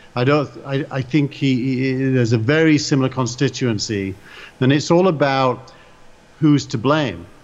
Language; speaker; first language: English; native; English